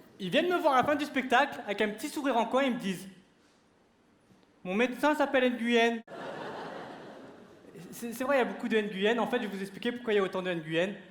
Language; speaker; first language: French; early bilingual, other home language; Vietnamese